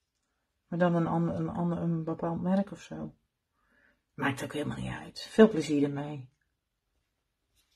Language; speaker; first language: Dutch; native; Dutch